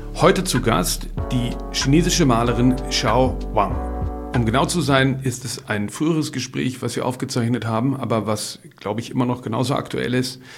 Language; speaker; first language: German; native; German